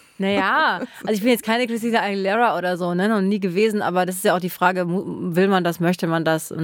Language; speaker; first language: German; native; German